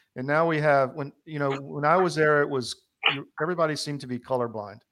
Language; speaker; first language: English; native; English